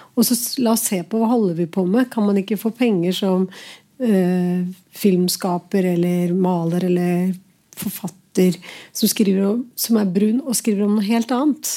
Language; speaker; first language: Norwegian; early bilingual, other home language; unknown